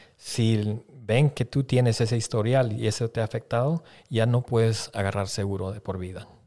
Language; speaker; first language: Spanish; early bilingual, heritage; Spanish